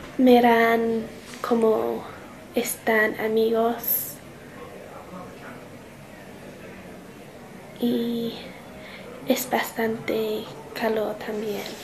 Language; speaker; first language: Spanish; non-native, learner; English